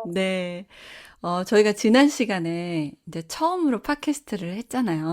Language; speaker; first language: Korean; native; Korean